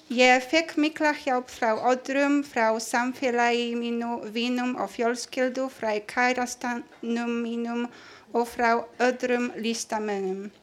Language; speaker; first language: Icelandic; non-native, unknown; Polish